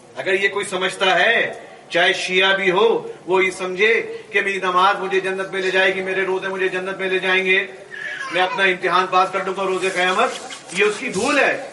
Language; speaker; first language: Urdu; native; Urdu